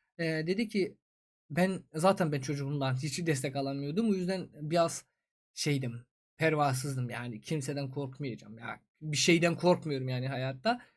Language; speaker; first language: Turkish; non-native, fluent; Persian